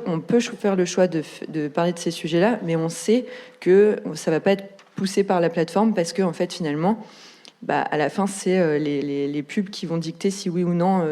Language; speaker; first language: French; native; French